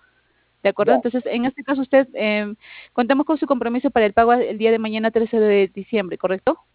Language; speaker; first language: Spanish; native; Spanish